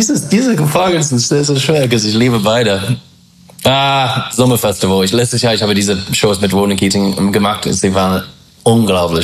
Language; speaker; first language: German; non-native, learner; English